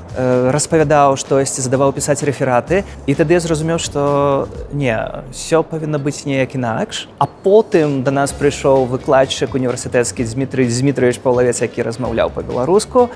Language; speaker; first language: Belarusian; native; Belarusian